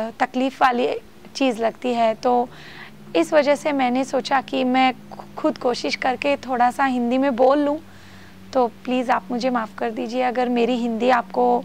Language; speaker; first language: Hindi; non-native, local second language; Marathi